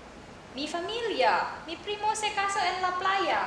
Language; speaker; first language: Spanish; non-native, learner; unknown